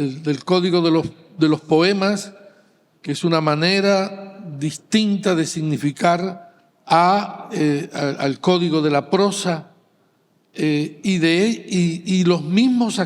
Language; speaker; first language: Spanish; native; Spanish